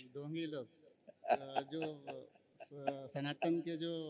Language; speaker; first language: Hindi; native; Hindi